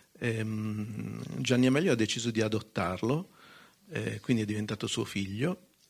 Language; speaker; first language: Italian; native; Italian